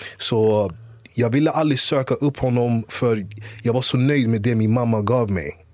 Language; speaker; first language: Swedish; early bilingual, other home language; English